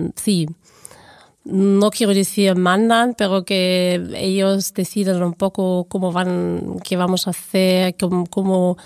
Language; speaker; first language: Spanish; non-native, fluent; German